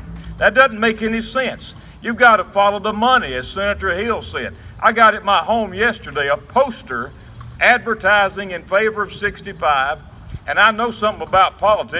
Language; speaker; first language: English; native; English